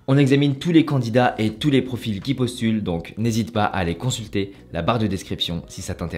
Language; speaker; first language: French; native; French